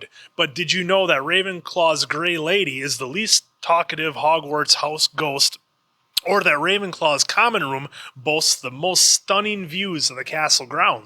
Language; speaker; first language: English; native; English